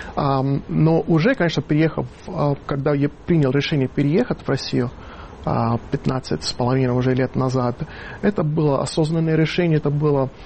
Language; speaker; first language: Russian; non-native, fluent; Italian